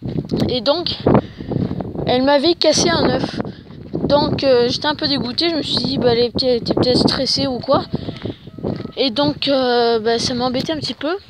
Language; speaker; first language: French; native; French